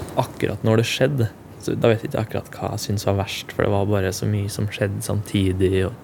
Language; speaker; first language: Norwegian; native; Norwegian